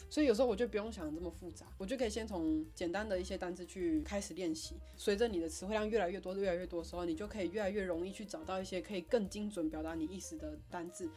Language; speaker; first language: Chinese; native; Chinese